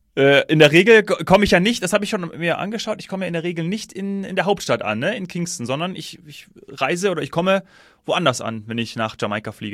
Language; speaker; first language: German; native; German